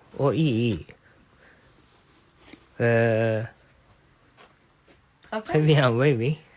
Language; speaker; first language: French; non-native, fluent; Japanese